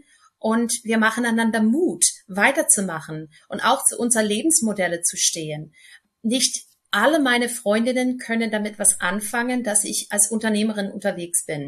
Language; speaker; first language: German; non-native, fluent; English